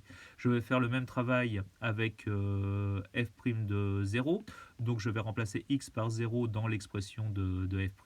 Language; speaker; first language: French; native; French